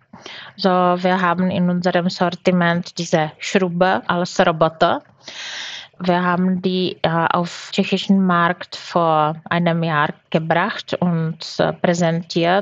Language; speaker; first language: German; non-native, fluent; Czech